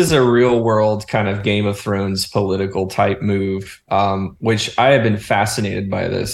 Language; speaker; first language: English; native; English